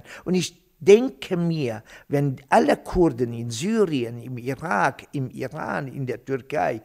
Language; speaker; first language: German; non-native, fluent; Kurdish